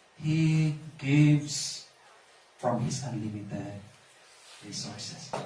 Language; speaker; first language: English; non-native, local second language; Filipino